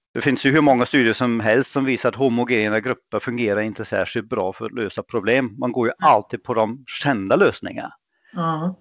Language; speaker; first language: Swedish; non-native, fluent; German